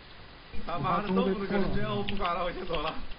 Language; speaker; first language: Chinese; native; Chinese